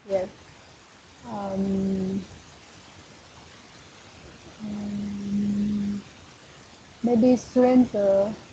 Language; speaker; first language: English; non-native, learner; Vietnamese